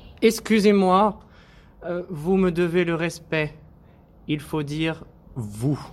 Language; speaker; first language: French; non-native, learner; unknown